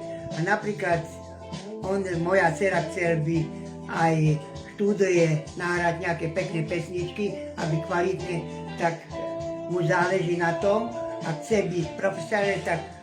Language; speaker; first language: Slovak; non-native, local second language; Romany